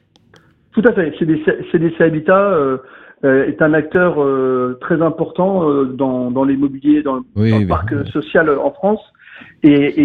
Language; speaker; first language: French; native; French